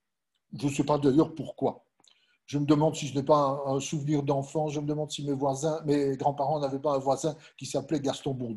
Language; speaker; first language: French; native; French